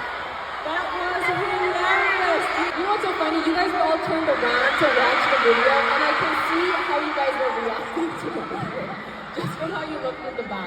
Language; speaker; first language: English; non-native, local second language; Filipino